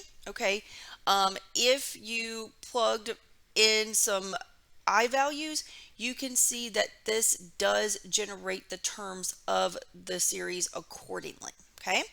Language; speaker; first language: English; native; English